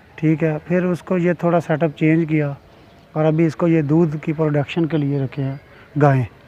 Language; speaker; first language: Urdu; non-native, local second language; Punjabi